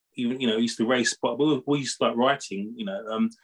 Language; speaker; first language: English; native; English